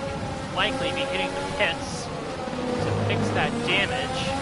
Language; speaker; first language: English; native; English